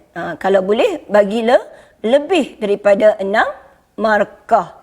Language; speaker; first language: Malay; native; Malay